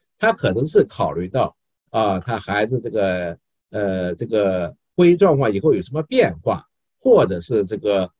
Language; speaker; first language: Chinese; native; Chinese